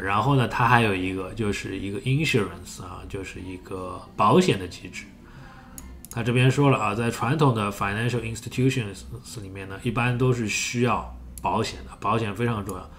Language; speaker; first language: Chinese; native; Chinese